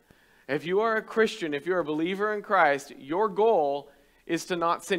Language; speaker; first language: English; native; English